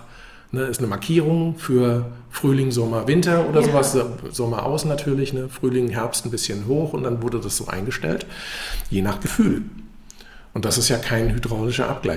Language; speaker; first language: German; native; German